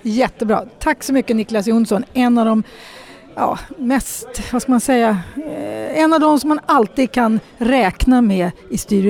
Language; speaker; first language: Swedish; native; Swedish